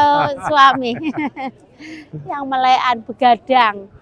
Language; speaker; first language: Indonesian; native; Indonesian